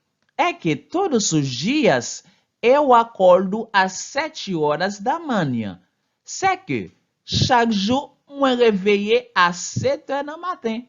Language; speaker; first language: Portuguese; non-native, fluent; Haitian Creole